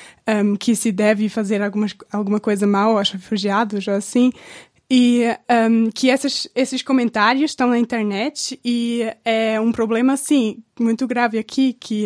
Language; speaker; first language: Portuguese; non-native, fluent; German